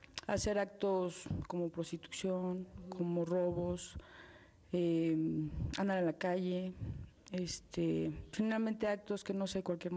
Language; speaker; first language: Spanish; native; Spanish